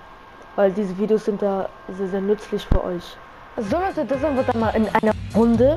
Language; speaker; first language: German; native; German